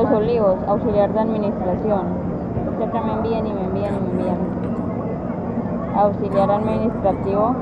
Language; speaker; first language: Spanish; native; Spanish